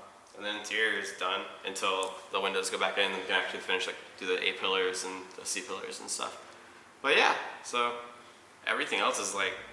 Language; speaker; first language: English; native; English